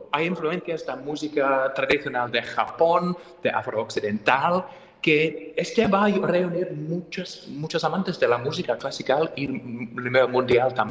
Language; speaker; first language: Spanish; non-native, fluent; English